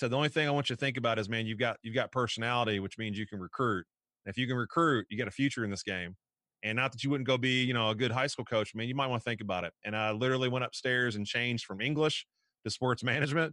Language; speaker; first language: English; native; English